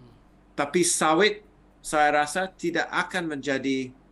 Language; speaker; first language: Indonesian; non-native, fluent; English